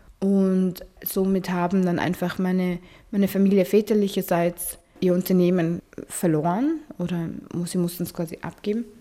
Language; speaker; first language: German; early bilingual, other home language; Arabic